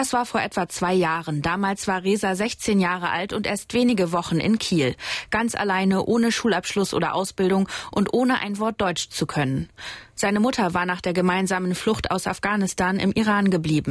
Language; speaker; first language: German; native; German